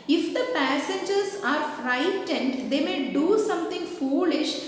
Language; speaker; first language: English; non-native, local second language; Malayalam